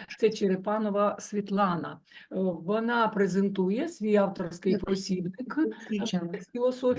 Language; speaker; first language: Ukrainian; native; Ukrainian